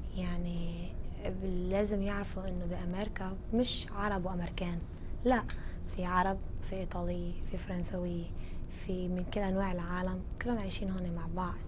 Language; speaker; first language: Arabic; early bilingual, other home language; English